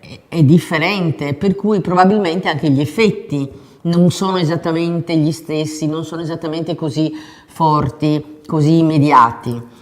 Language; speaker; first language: Italian; native; Italian